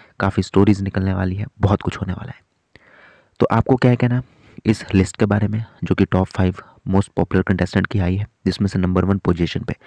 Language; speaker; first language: Hindi; native; Hindi